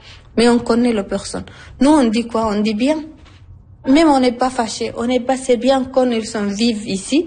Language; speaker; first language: French; non-native, learner; Arabic